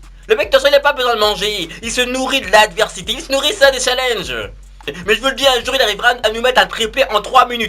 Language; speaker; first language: French; native; French